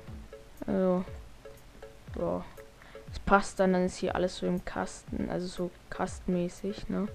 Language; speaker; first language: German; native; German